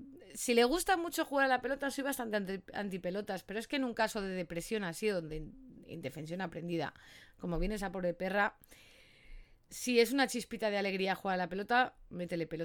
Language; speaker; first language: Spanish; native; Spanish